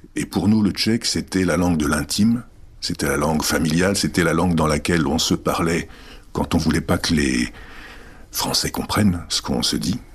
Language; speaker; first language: French; early bilingual, other home language; Czech